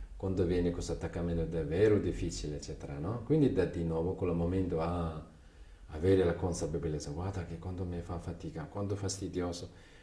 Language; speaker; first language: Italian; non-native, learner; Chinese